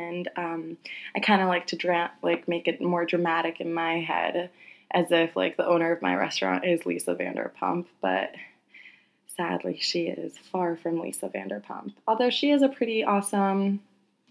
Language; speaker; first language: English; native; English